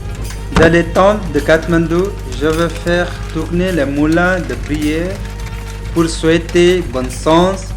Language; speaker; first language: French; non-native, learner; Sherpa